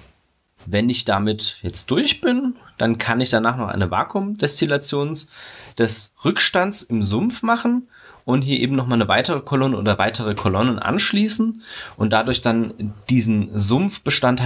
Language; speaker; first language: German; native; German